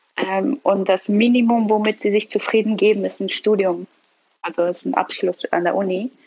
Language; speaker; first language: German; early bilingual, other home language; Persian